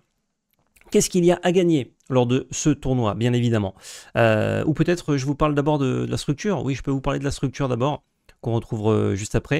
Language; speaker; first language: French; native; French